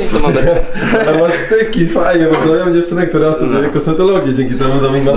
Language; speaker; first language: Polish; native; Polish